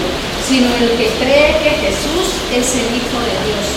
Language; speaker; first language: Spanish; non-native, learner; English